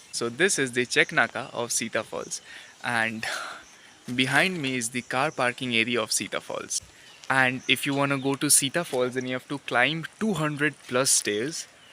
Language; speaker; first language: English; non-native, local second language; Bangla